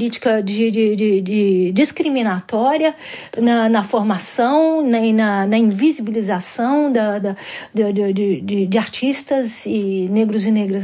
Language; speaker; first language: Portuguese; native; Portuguese